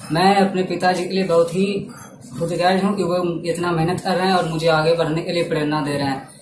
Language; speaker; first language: Hindi; native; Hindi